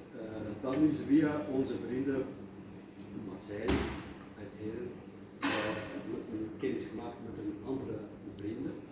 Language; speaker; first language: Dutch; non-native, learner; Kurdish